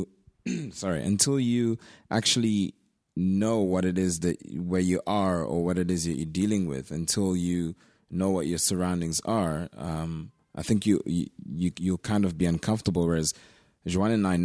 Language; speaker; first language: English; native; English